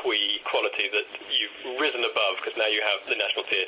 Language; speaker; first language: English; native; English